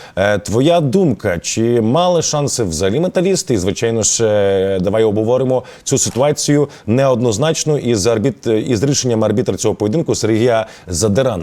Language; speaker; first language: Ukrainian; native; Ukrainian